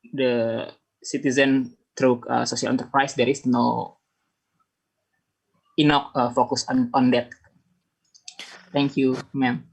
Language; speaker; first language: English; non-native, learner; Indonesian